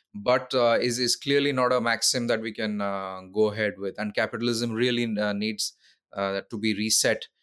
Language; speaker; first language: English; non-native, local second language; Odia